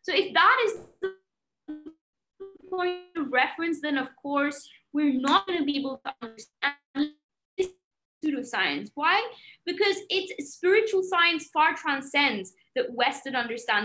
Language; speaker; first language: English; native; English